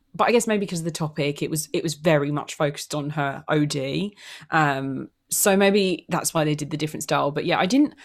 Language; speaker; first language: English; native; English